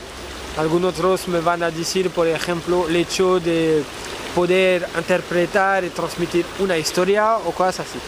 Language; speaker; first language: Spanish; non-native, fluent; French